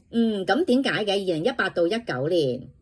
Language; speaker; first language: Cantonese; native; Cantonese